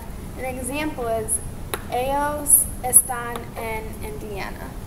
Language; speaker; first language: Spanish; non-native, learner; English